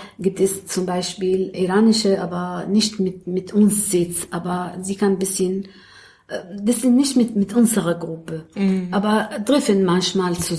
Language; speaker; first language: German; non-native, learner; Arabic